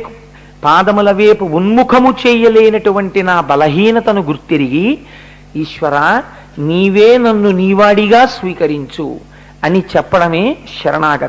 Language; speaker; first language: Telugu; native; Telugu